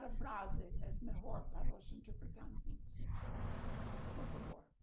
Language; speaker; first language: Spanish; non-native, learner; Portuguese